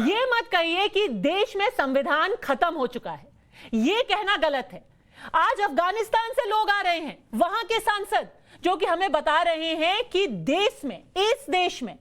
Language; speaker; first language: Hindi; native; Hindi